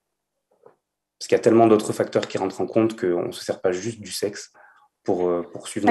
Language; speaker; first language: French; native; French